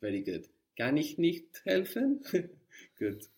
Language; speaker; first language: German; non-native, fluent; English